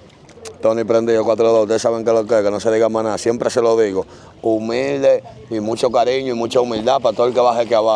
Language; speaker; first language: Spanish; native; Spanish